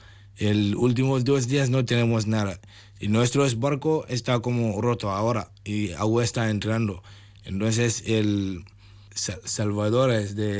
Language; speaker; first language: Spanish; non-native, learner; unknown